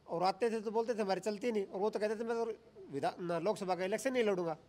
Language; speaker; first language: Hindi; native; Hindi